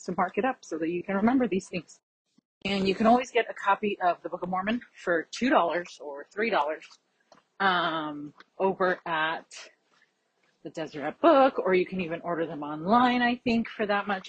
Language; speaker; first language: English; native; English